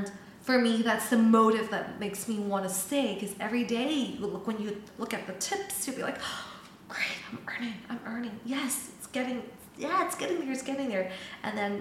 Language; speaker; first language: English; non-native, fluent; Chinese